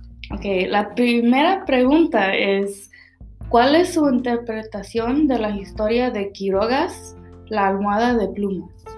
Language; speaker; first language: Spanish; early bilingual, heritage; Spanish